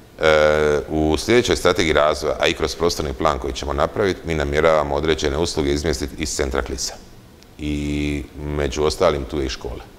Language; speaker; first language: Croatian; native; Croatian